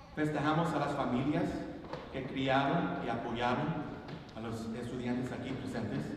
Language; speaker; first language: Spanish; early bilingual, other home language; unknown